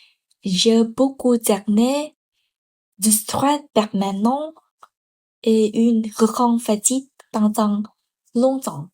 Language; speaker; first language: French; non-native, learner; Vietnamese